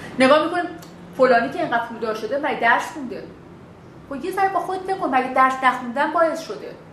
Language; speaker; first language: Persian; non-native, local second language; Southern Kurdish